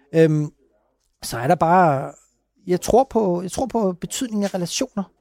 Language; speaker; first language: Danish; early bilingual, other home language; Urdu